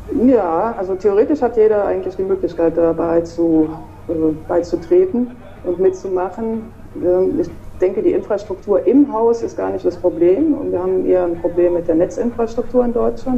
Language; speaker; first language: German; native; German